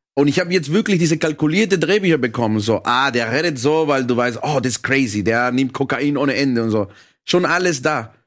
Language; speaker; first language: German; non-native, fluent; Spanish